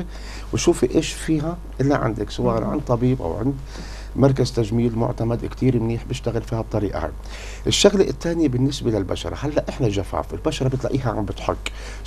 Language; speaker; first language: Arabic; native; Arabic